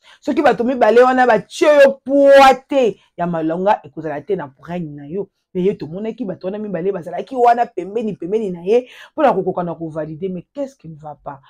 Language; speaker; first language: Lingala; native; Lingala